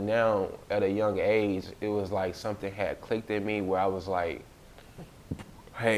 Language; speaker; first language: English; native; English